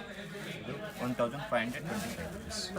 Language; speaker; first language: Kannada; non-native, local second language; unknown